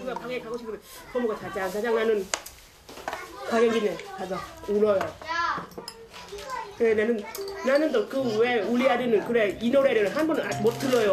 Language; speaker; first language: Korean; non-native, learner; Thai